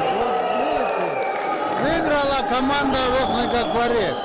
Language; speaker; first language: Russian; non-native, local second language; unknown